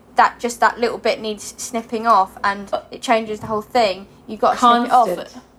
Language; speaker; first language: English; native; English